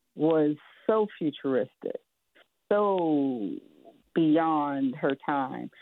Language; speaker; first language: English; native; English